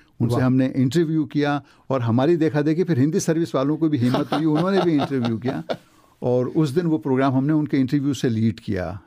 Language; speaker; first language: Urdu; non-native, local second language; Pashto